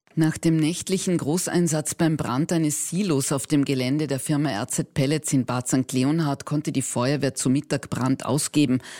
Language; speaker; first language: German; native; German